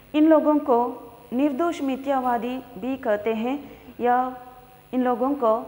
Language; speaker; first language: Hindi; non-native, local second language; Kannada